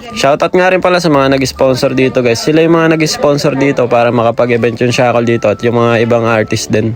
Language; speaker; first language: Filipino; native; Filipino